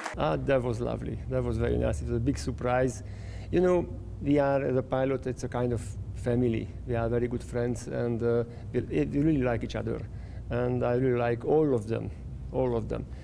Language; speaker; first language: English; non-native, fluent; Hungarian